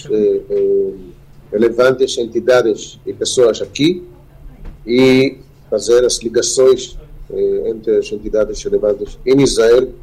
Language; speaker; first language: Portuguese; non-native, fluent; Hebrew